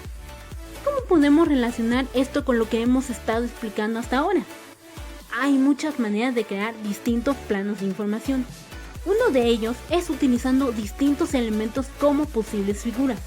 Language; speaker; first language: Spanish; native; Spanish